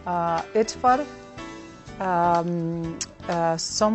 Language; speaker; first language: Hindi; non-native, learner; English